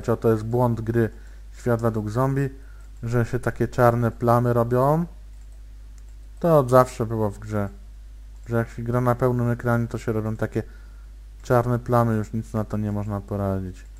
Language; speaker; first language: Polish; native; Polish